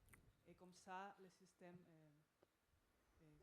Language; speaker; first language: French; non-native, learner; Spanish